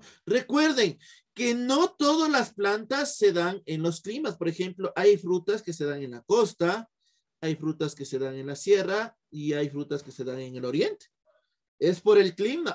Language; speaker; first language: Spanish; native; Spanish